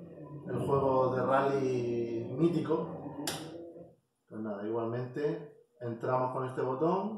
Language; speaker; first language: Spanish; native; Spanish